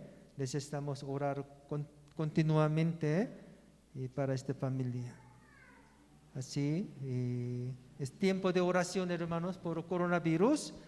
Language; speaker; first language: Spanish; non-native, learner; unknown